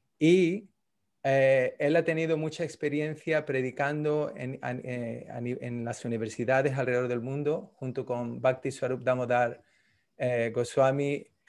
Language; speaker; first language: Spanish; native; Spanish